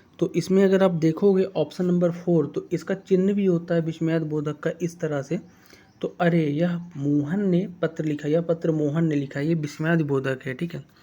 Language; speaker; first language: Hindi; native; Hindi